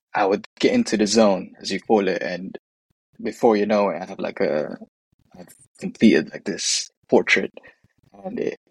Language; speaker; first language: English; native; English